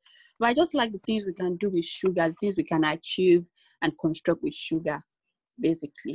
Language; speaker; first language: English; non-native, local second language; Yoruba